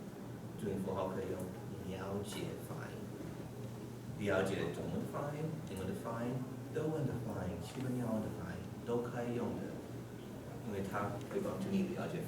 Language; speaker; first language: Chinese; non-native, fluent; English